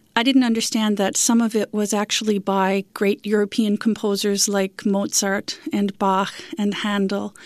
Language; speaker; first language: English; native; English